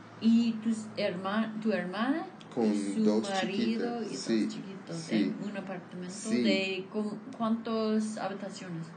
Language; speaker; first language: Spanish; non-native, fluent; English